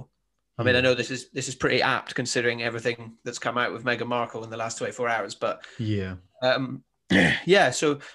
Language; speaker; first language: English; native; English